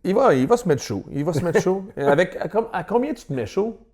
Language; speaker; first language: French; native; French